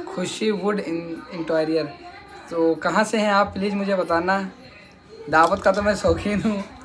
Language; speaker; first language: Hindi; native; Hindi